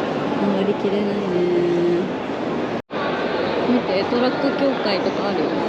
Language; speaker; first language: Japanese; native; Japanese